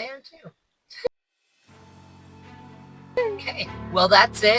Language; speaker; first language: English; native; English